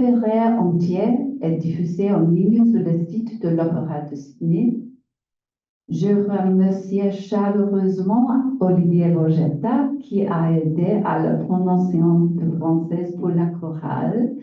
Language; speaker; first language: French; non-native, learner; English